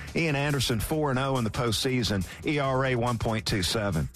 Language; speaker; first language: English; native; English